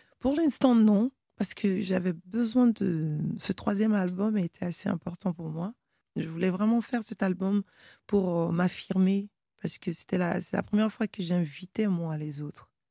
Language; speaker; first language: French; non-native, local second language; Bambara